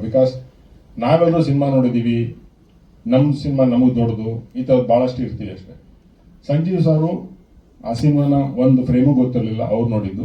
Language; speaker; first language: Kannada; native; Kannada